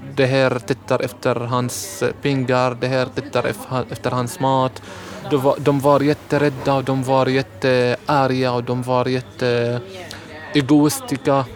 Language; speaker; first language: Swedish; non-native, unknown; Arabic